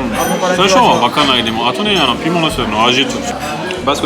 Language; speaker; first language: Japanese; non-native, fluent; French